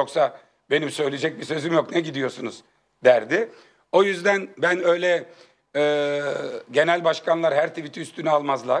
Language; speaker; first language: Turkish; native; Turkish